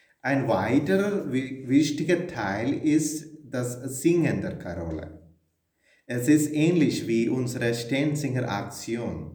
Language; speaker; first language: German; non-native, fluent; Malayalam